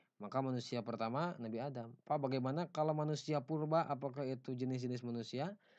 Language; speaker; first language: Indonesian; non-native, local second language; Sundanese